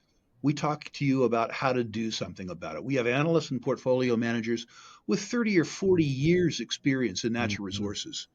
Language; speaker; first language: English; native; English